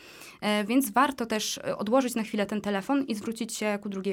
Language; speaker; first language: Polish; native; Polish